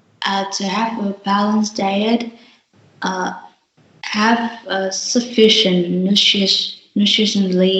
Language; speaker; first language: English; non-native, learner; Vietnamese